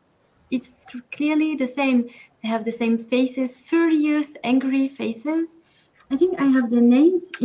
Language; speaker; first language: English; non-native, learner; French